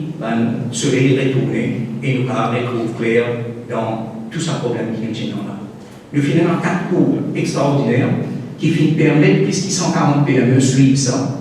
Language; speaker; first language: French; non-native, local second language; Morisyen